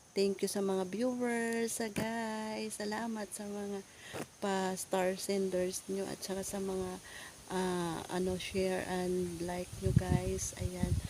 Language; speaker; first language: Filipino; non-native, local second language; Hiligaynon